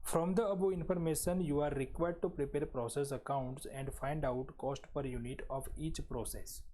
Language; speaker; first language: English; non-native, local second language; Gujarati